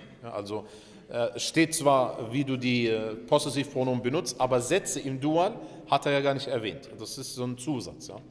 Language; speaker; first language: German; early bilingual, other home language; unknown